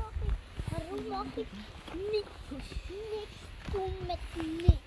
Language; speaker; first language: Dutch; early bilingual, heritage; Dutch